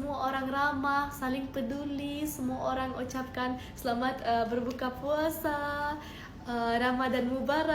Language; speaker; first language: Indonesian; non-native, fluent; German